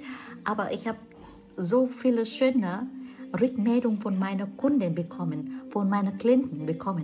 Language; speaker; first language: German; non-native, fluent; Vietnamese